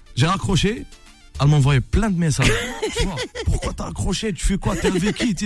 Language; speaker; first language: French; non-native, local second language; Arabic